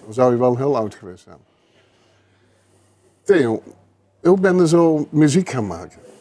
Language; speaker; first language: Dutch; native; Dutch